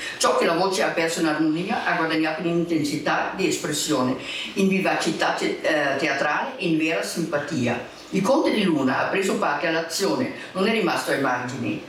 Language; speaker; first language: Italian; non-native, fluent; German